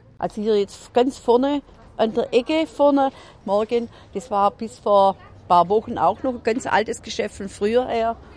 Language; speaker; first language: German; native; German